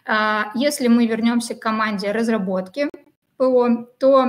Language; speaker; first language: Russian; native; Russian